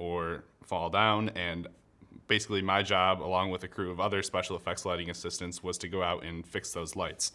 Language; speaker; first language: English; native; English